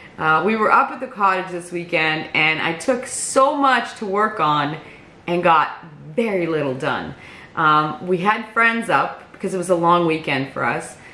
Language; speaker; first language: English; native; English